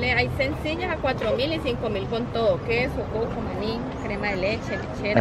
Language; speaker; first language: Spanish; native; Spanish